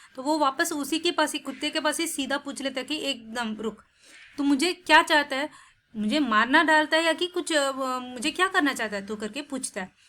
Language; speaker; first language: Hindi; non-native, local second language; Tamil